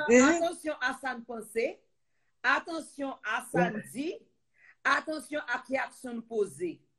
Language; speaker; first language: French; non-native, local second language; Haitian Creole